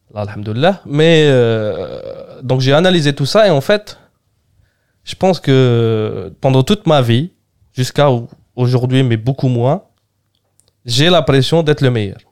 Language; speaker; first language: French; non-native, local second language; Arabic